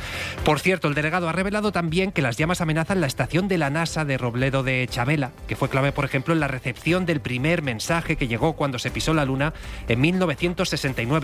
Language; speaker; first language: Spanish; native; Spanish